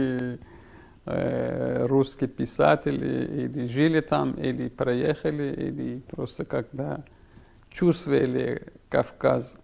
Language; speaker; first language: Russian; non-native, fluent; Persian